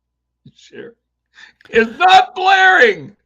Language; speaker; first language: English; native; English